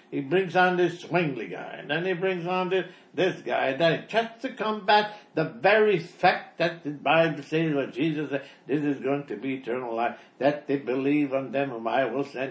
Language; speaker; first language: English; early bilingual, other home language; German